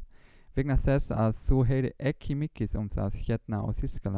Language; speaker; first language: Icelandic; non-native, learner; German